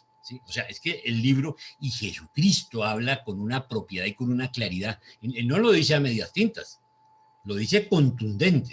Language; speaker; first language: Spanish; native; Spanish